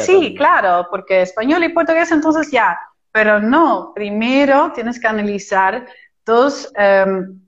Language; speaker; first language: Spanish; non-native, fluent; Dutch